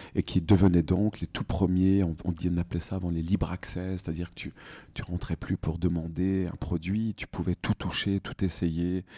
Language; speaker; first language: French; native; French